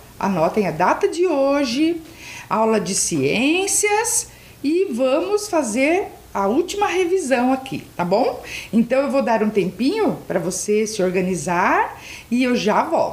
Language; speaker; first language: Portuguese; native; Portuguese